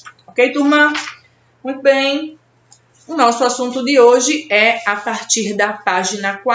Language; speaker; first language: Portuguese; native; Portuguese